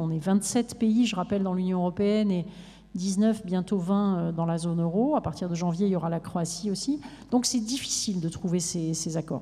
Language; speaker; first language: French; native; French